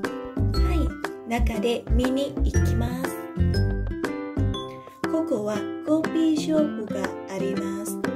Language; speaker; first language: Japanese; non-native, learner; Thai